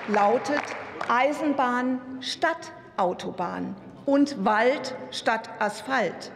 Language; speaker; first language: German; native; German